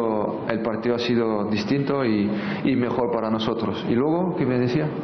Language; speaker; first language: Spanish; non-native, fluent; French